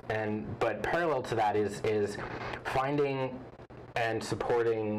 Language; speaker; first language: English; native; English